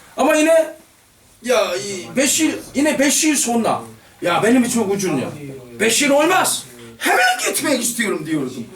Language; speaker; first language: Turkish; non-native, fluent; Korean